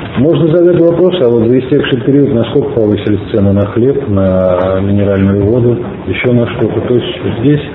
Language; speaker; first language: Russian; native; Russian